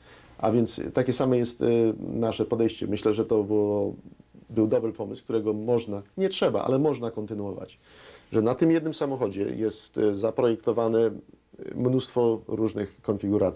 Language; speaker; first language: Polish; early bilingual, heritage; Polish